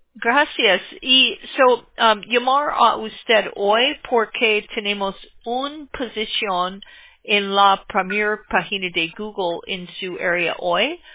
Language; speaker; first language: Spanish; non-native, learner; English